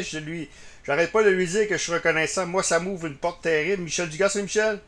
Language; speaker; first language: French; native; French